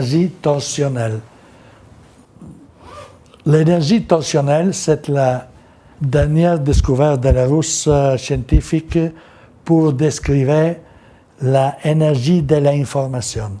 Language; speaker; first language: French; non-native, learner; Italian